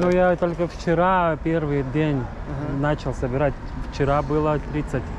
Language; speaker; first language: Russian; non-native, local second language; Lithuanian